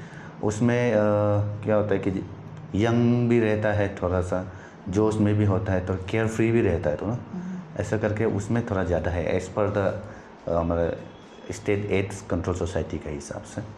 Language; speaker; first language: Hindi; non-native, local second language; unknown